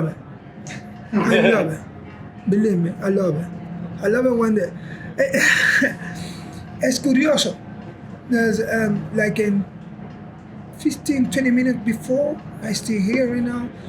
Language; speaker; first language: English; non-native, learner; Spanish